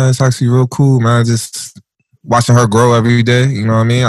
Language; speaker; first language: English; native; English